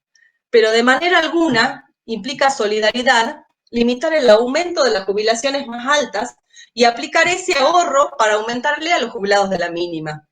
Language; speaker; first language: Spanish; native; Spanish